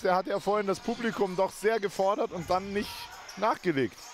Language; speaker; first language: German; native; German